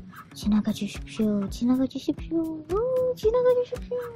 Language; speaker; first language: Korean; non-native, learner; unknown